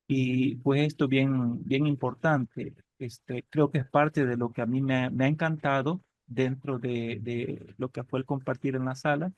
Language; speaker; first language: Spanish; native; Spanish